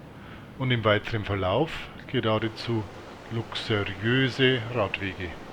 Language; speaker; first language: German; native; German